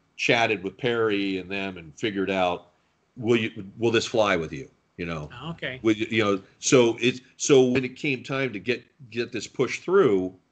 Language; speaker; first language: English; native; English